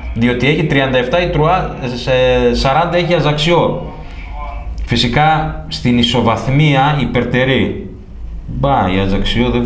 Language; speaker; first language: Greek; native; Greek